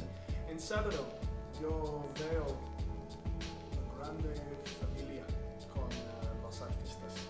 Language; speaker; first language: Spanish; non-native, learner; English